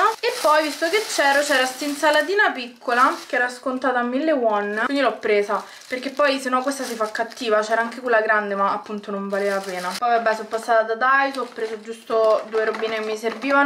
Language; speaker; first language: Italian; native; Italian